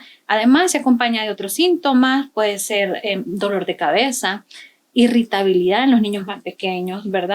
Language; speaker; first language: Spanish; native; Spanish